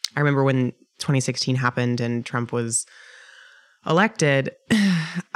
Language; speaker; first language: English; native; English